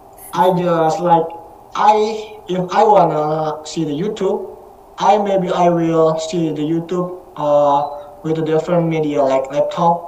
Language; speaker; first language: English; non-native, learner; Indonesian